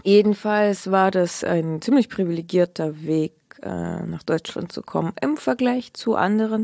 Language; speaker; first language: German; early bilingual, other home language; Russian